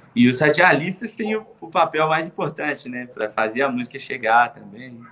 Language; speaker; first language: Portuguese; native; Portuguese